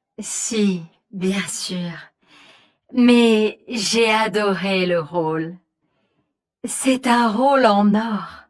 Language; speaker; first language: French; native; French